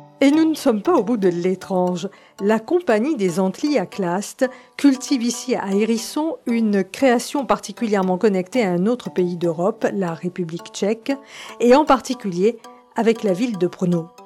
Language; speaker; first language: French; native; French